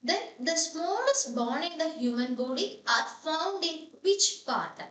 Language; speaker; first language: English; non-native, local second language; Malayalam